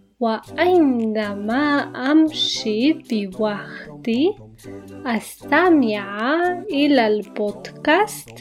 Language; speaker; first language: Arabic; non-native, fluent; Polish